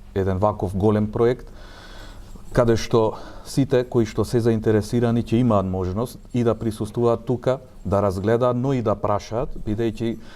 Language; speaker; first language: Macedonian; native; Macedonian